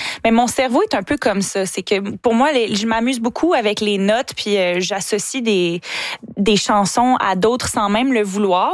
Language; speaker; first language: French; native; French